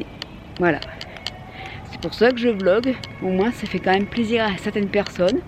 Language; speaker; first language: French; native; French